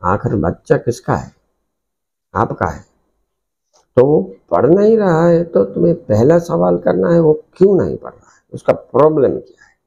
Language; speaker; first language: Hindi; non-native, local second language; Odia